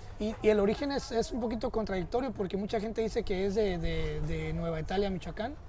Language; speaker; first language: Spanish; early bilingual, heritage; Spanish